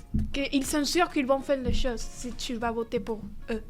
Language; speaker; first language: French; non-native, learner; Spanish